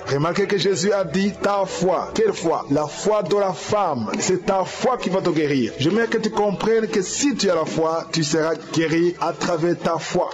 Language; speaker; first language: French; non-native, local second language; Rundi